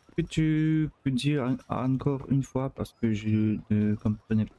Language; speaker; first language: French; non-native, learner; Russian